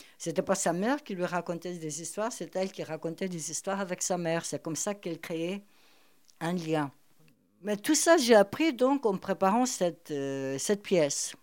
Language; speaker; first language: French; non-native, fluent; Portuguese